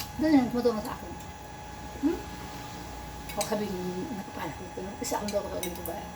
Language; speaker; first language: Filipino; non-native, local second language; Bikol